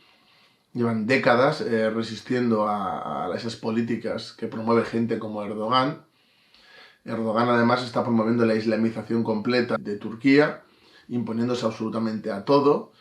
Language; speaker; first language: Spanish; native; Spanish